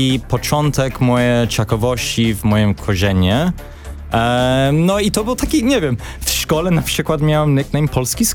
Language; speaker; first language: Polish; early bilingual, heritage; English